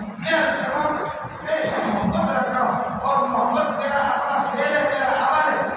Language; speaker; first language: Urdu; non-native, local second language; Baluchi